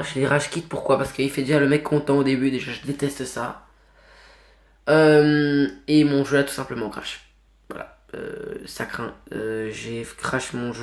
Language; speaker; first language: French; native; French